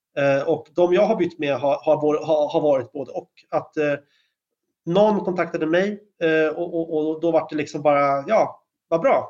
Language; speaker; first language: Swedish; native; Swedish